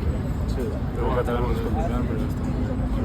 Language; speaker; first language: Catalan; non-native, local second language; Spanish